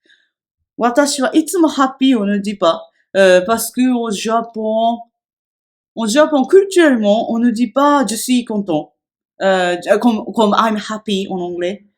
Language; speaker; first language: French; non-native, fluent; Japanese